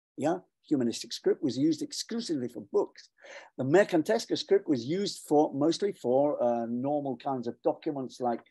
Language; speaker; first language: English; native; English